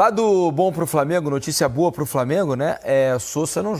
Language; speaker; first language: Portuguese; native; Portuguese